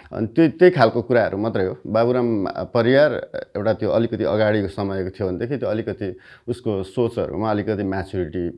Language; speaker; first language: Nepali; native; Nepali